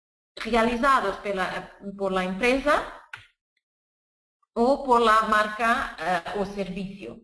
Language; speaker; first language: Spanish; non-native, fluent; Portuguese